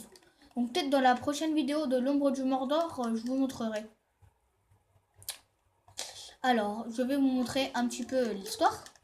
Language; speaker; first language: French; native; French